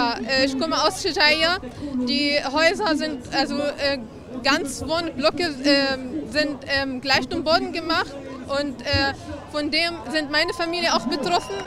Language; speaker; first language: German; non-native, learner; Arabic